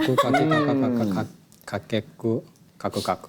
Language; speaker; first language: Indonesian; non-native, fluent; Japanese